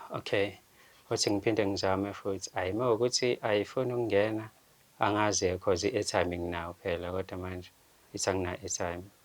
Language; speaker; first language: Zulu; native; Zulu